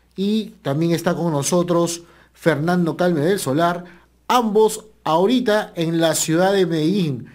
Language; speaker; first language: Spanish; native; Spanish